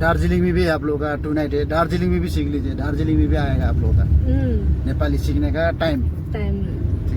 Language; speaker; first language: Hindi; non-native, local second language; Nepali